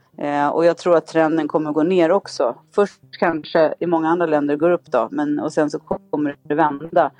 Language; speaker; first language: Swedish; native; Swedish